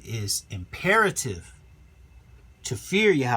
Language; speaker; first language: English; native; English